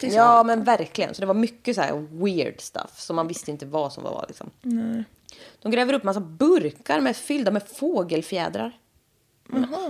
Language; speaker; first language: Swedish; native; Swedish